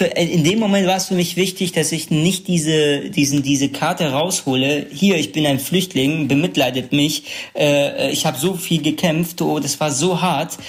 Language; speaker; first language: German; early bilingual, other home language; Kurdish